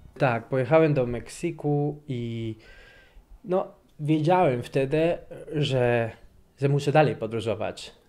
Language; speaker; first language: Polish; non-native, fluent; Spanish